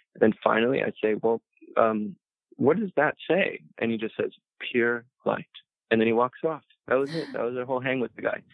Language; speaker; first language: English; early bilingual, other home language; Spanish